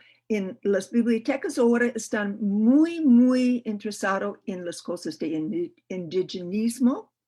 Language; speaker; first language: Spanish; non-native, learner; English